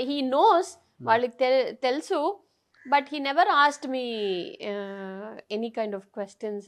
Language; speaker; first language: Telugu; non-native, fluent; Tamil